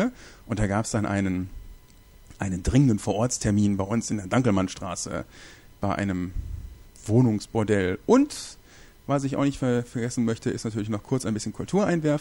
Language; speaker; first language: German; native; German